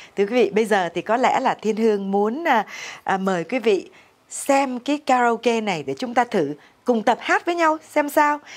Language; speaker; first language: Vietnamese; native; Vietnamese